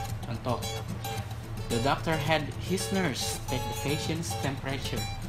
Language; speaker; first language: English; non-native, fluent; Indonesian